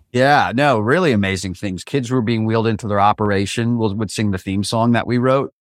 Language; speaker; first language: English; native; English